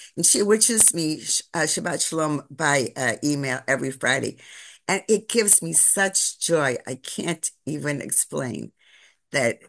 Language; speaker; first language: English; native; English